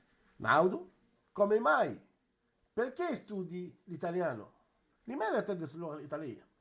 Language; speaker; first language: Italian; non-native, fluent; Arabic